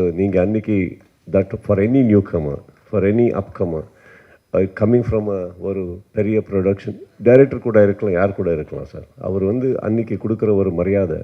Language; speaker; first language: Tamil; non-native, learner; Kannada